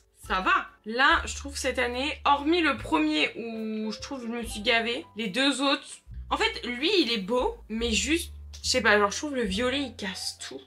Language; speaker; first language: French; native; French